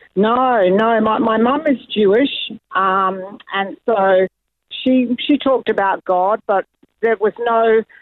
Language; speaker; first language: English; native; English